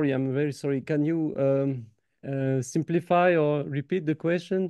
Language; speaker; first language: English; non-native, fluent; French